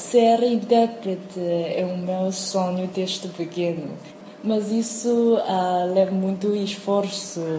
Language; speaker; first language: Portuguese; non-native, fluent; Chinese